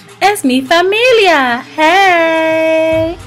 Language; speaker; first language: Spanish; non-native, learner; English